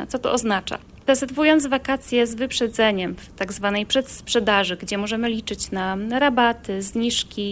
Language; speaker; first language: Polish; native; Polish